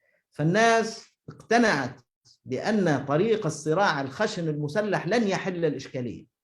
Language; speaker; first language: Arabic; native; Arabic